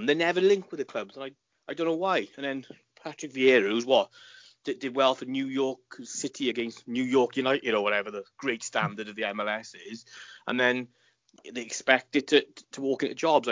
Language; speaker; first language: English; native; English